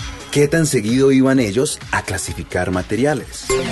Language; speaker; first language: Spanish; native; Spanish